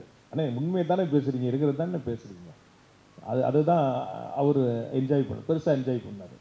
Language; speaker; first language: Tamil; native; Tamil